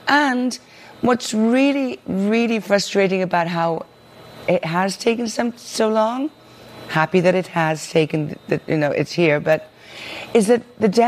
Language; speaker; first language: English; native; English